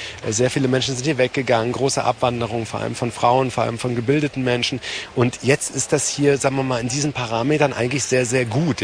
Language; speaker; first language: German; native; German